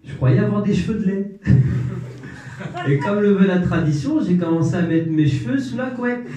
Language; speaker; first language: French; non-native, local second language; Arabic